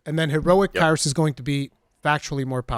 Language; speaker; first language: English; native; English